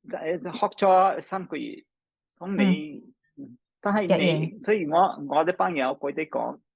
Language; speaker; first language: Chinese; non-native, fluent; English